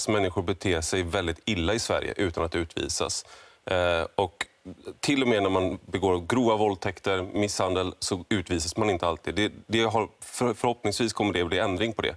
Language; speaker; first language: Swedish; native; Swedish